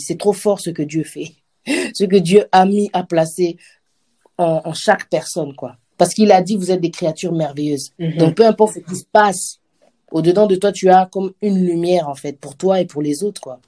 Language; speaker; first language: French; native; French